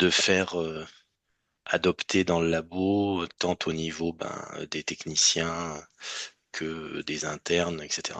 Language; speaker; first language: French; native; French